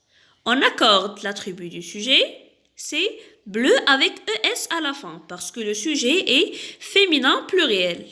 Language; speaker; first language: French; non-native, local second language; Arabic